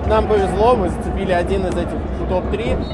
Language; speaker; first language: Russian; native; Russian